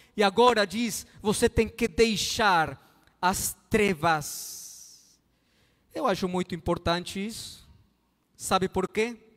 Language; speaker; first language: Portuguese; non-native, fluent; Spanish